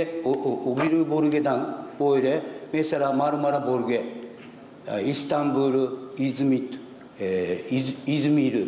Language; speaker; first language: Turkish; non-native, learner; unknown